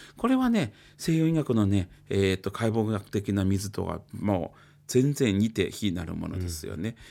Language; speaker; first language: Japanese; native; Japanese